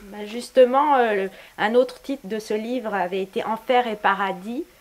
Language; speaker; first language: French; native; French